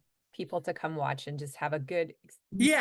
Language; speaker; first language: English; native; English